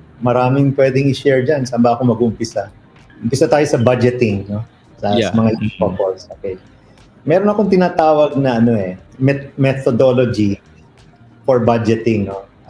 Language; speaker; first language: Filipino; non-native, local second language; Iloko